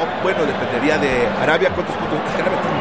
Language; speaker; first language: Spanish; native; Spanish